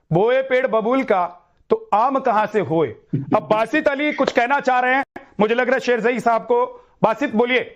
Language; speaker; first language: Hindi; native; Hindi